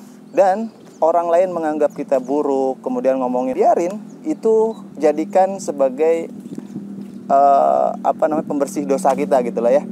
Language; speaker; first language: Indonesian; native; Indonesian